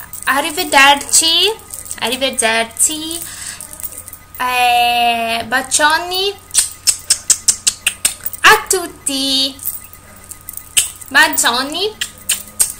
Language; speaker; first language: Italian; non-native, learner; Greek